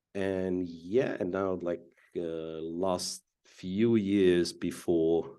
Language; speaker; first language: English; non-native, fluent; Russian